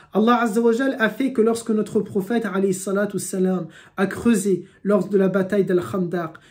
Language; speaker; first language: French; native; French